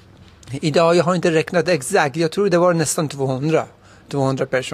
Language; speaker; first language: Swedish; non-native, fluent; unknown